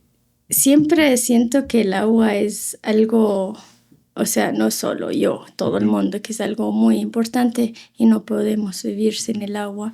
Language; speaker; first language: Spanish; non-native, fluent; Arabic